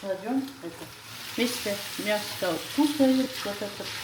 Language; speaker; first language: Russian; non-native, local second language; Kyrgyz